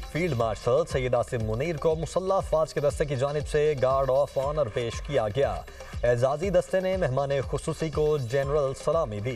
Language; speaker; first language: Urdu; native; Urdu